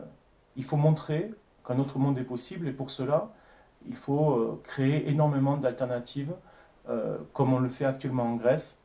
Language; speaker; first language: French; native; French